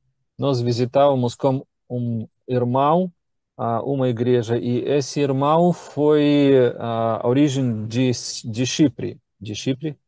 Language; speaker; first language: Portuguese; non-native, learner; Russian